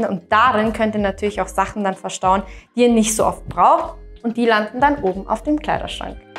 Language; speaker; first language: German; native; German